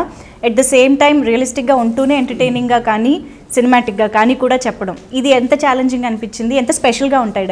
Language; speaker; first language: Telugu; native; Telugu